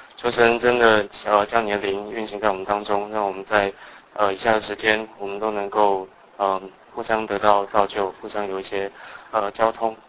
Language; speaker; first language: Chinese; early bilingual, other home language; Cantonese